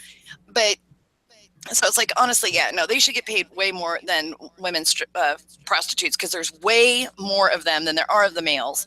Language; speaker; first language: English; native; English